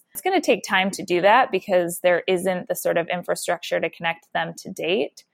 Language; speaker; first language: English; native; English